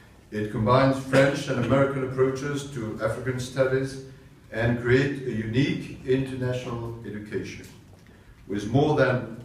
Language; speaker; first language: English; non-native, fluent; French